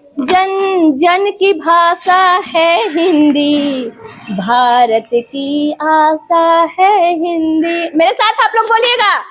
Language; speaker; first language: Hindi; native; Hindi